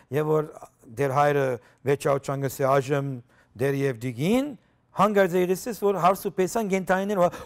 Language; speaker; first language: Armenian; native; Armenian